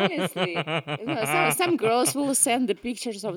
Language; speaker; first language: English; non-native, fluent; Ukrainian